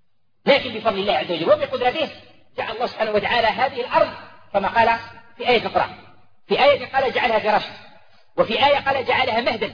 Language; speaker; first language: Arabic; native; Arabic